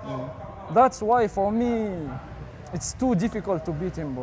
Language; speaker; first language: English; non-native, fluent; Arabic